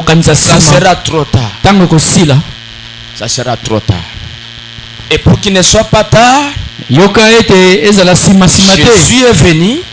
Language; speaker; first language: French; non-native, local second language; Lingala